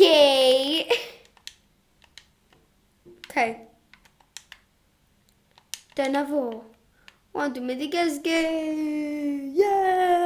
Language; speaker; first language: Welsh; non-native, local second language; English